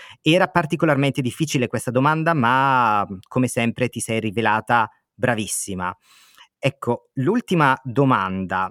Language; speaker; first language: Italian; native; Italian